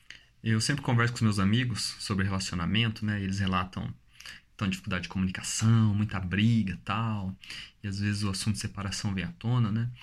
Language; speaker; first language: Portuguese; native; Portuguese